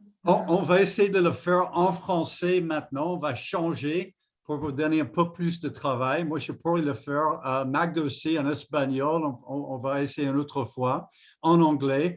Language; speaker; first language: French; non-native, fluent; English